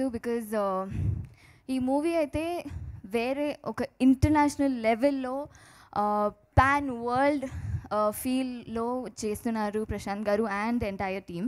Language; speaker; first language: Telugu; non-native, learner; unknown